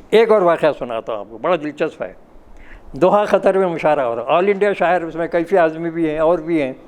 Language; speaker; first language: Urdu; native; Urdu